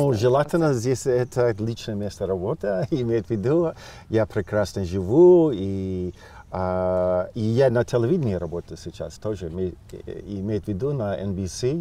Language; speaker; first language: Russian; non-native, fluent; English